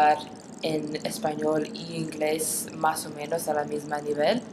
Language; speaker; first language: Spanish; non-native, learner; English